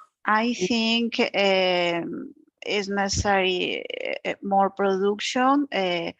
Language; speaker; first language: English; non-native, learner; Spanish